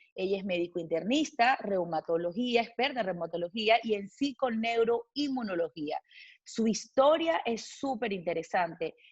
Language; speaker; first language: Spanish; native; Spanish